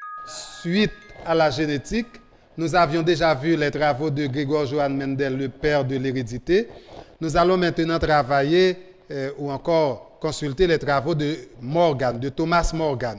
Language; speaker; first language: French; non-native, local second language; Haitian Creole